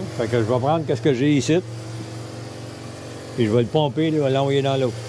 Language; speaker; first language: French; native; French